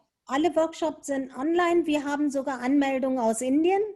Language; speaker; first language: German; non-native, fluent; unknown